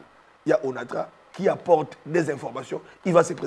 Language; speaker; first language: French; non-native, local second language; Lingala